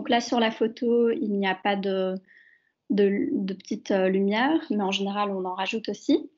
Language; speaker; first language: French; native; French